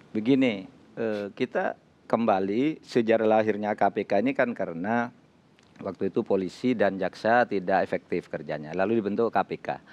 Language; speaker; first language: Indonesian; non-native, local second language; Madurese